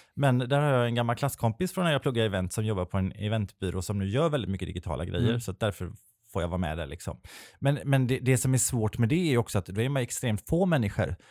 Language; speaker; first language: Swedish; native; Swedish